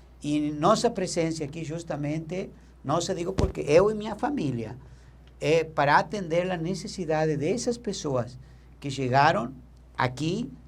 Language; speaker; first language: Portuguese; non-native, learner; Spanish